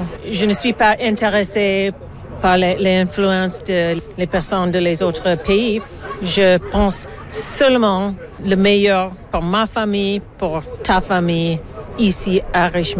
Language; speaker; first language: French; non-native, learner; English